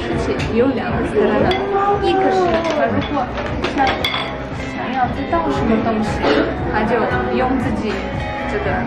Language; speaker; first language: Chinese; non-native, learner; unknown